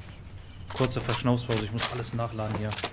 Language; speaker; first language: German; native; German